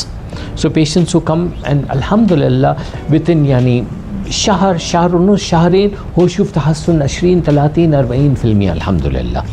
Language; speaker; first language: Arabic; non-native, learner; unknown